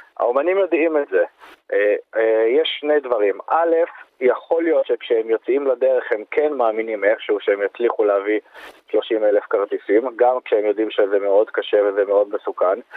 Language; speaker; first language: Hebrew; native; Hebrew